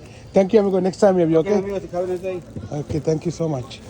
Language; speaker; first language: English; non-native, learner; Sinhala